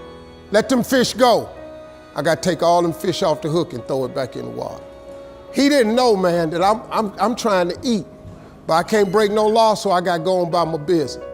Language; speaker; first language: English; native; English